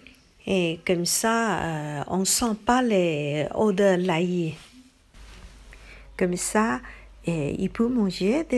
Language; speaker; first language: French; non-native, learner; Chinese